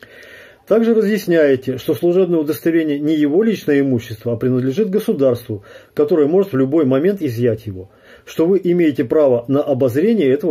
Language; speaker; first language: Russian; native; Russian